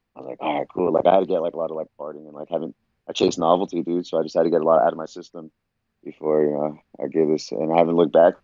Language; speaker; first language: English; native; English